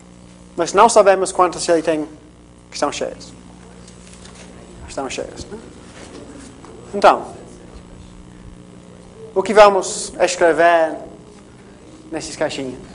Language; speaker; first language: Portuguese; non-native, fluent; English